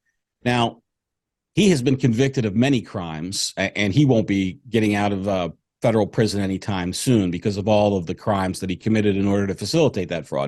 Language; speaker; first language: English; native; English